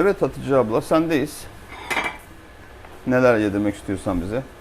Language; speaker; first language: Turkish; native; Turkish